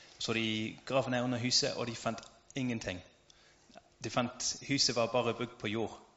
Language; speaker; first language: Norwegian; non-native, learner; English